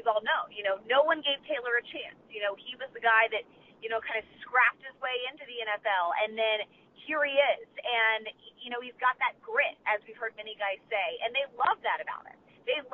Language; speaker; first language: English; native; English